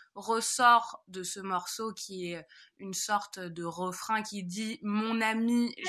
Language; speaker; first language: French; native; French